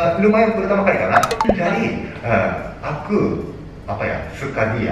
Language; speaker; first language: Indonesian; non-native, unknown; Japanese